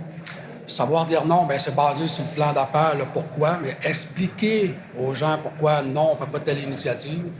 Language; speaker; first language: French; native; French